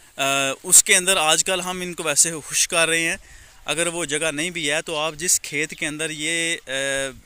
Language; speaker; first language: Urdu; non-native, local second language; Punjabi